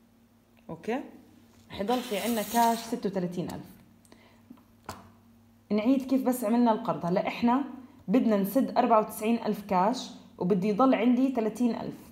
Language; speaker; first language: Arabic; native; Arabic